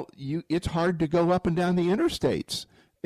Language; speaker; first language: English; native; English